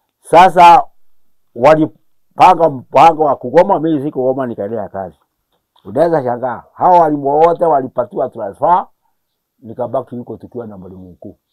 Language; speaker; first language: Swahili; non-native, local second language; Kikuyu